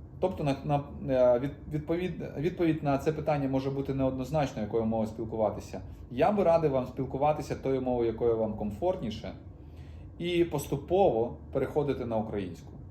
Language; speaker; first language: Ukrainian; non-native, local second language; Russian